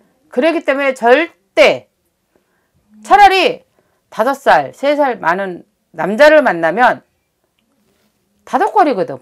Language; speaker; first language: Korean; native; Korean